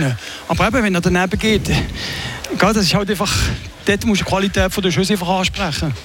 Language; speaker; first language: German; native; German